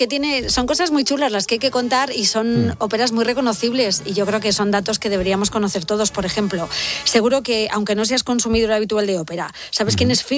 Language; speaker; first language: Spanish; native; Spanish